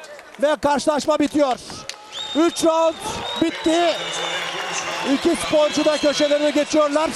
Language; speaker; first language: Turkish; native; Turkish